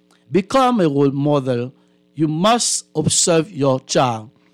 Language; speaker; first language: English; non-native, fluent; Haitian Creole